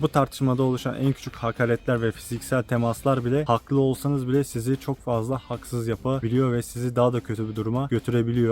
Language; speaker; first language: Turkish; native; Turkish